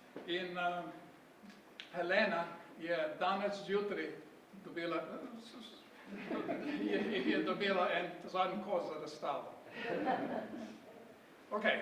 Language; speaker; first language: Slovenian; early bilingual, heritage; Slovenian